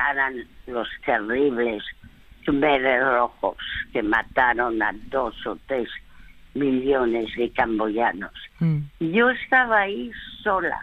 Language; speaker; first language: Spanish; early bilingual, other home language; French